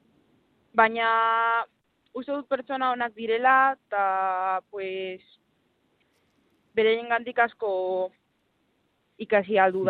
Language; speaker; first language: Basque; non-native, local second language; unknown